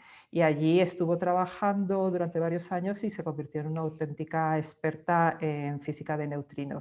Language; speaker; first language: Spanish; native; Spanish